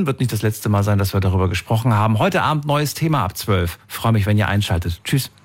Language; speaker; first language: German; native; German